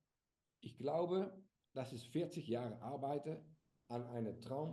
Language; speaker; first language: German; non-native, learner; Dutch